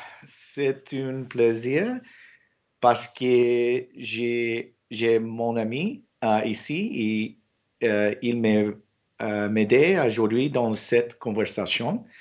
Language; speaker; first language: French; non-native, learner; English